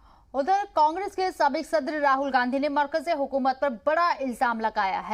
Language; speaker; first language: Hindi; native; Hindi